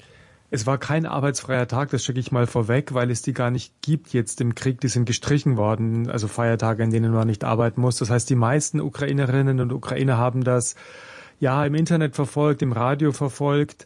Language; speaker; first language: German; native; German